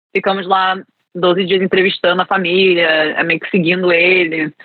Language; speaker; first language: Portuguese; early bilingual, other home language; English